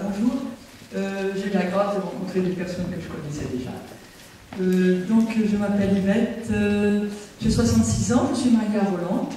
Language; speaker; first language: French; native; French